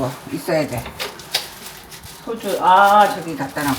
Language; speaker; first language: Korean; native; Korean